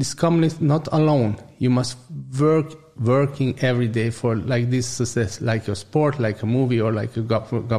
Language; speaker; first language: English; non-native, learner; Hungarian